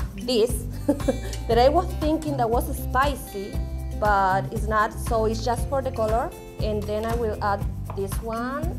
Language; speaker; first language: English; non-native, learner; Spanish